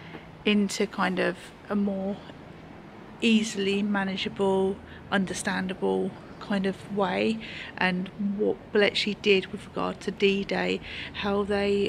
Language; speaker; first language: English; native; English